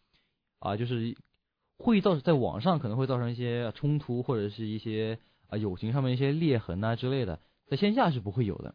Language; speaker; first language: Chinese; native; Chinese